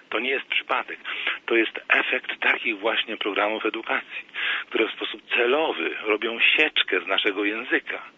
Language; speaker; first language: Polish; native; Polish